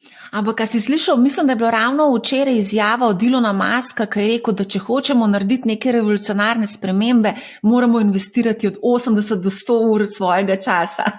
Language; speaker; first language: Slovenian; native; Slovenian